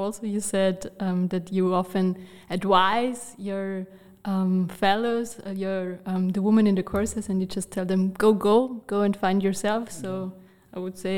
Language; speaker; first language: English; non-native, fluent; German